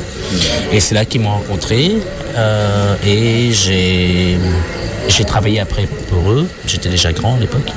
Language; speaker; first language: French; non-native, fluent; Khmer